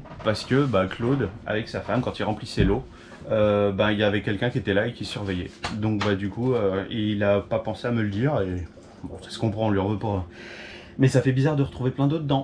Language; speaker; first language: French; native; French